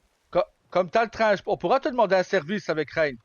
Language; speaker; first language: French; native; French